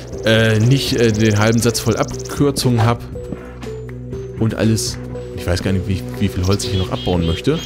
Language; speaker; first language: German; native; German